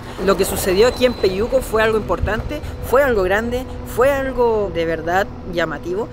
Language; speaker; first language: Spanish; native; Spanish